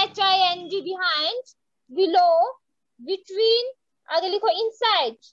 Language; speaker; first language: English; non-native, local second language; Hindi